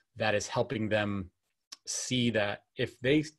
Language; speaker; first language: English; native; English